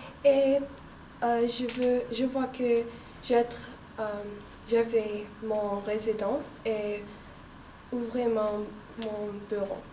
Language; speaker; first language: French; non-native, learner; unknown